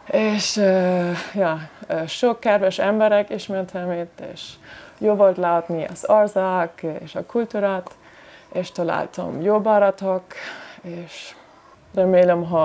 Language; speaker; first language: Hungarian; non-native, learner; German